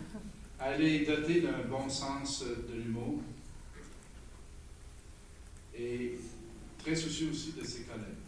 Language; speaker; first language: French; native; French